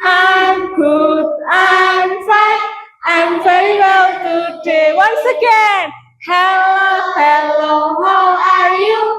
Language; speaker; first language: English; non-native, learner; Indonesian